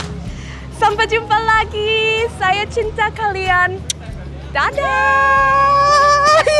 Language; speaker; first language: Indonesian; non-native, learner; English